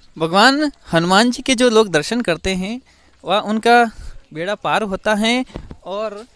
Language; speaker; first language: Hindi; native; Hindi